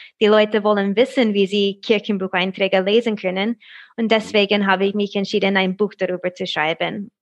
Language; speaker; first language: German; non-native, fluent; English